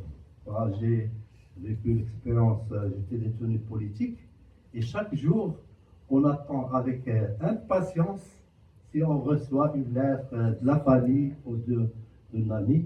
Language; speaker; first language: French; non-native, local second language; Arabic